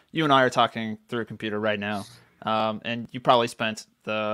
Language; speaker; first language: English; native; English